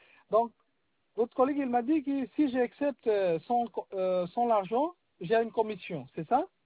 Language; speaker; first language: French; non-native, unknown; Bangla